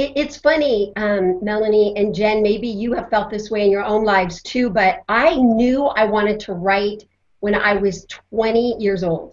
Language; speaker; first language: English; native; English